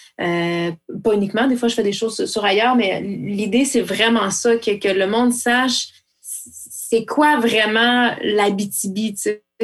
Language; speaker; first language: French; native; French